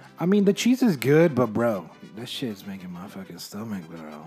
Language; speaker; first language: English; early bilingual, other home language; Spanish